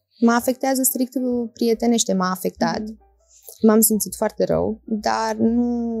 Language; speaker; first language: Romanian; early bilingual, heritage; Romanian